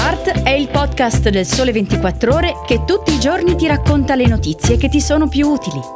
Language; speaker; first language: Italian; native; Italian